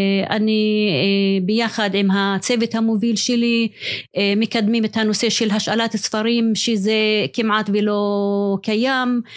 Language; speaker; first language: Hebrew; non-native, local second language; Arabic